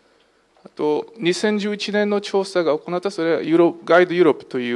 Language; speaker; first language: Japanese; non-native, fluent; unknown